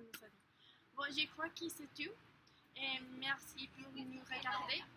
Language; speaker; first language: French; non-native, learner; Spanish